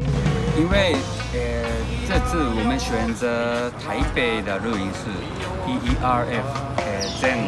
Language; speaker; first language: Chinese; non-native, learner; Japanese